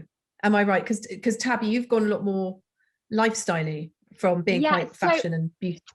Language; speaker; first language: English; native; English